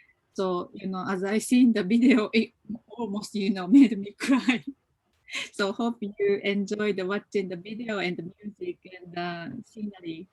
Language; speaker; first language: English; non-native, fluent; Japanese